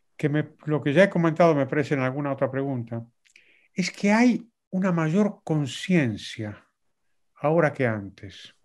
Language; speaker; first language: Spanish; native; Spanish